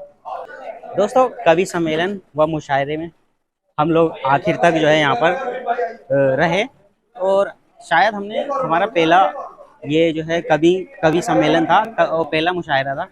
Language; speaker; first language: Hindi; native; Hindi